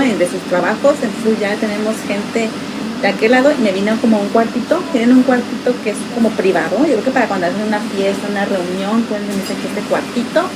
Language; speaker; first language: Spanish; native; Spanish